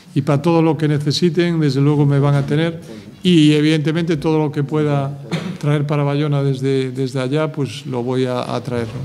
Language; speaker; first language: Spanish; native; Spanish